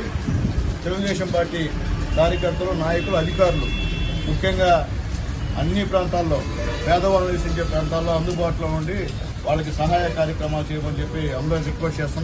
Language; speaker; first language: Telugu; native; Telugu